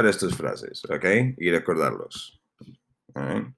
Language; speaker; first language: Spanish; non-native, fluent; English